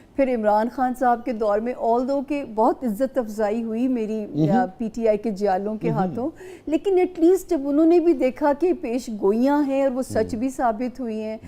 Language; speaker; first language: Urdu; non-native, local second language; Punjabi